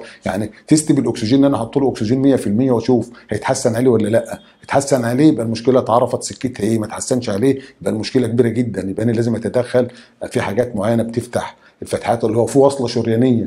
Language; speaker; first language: Arabic; native; Arabic